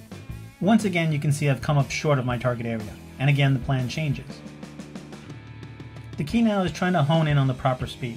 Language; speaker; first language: English; native; English